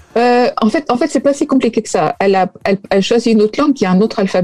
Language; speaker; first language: French; native; French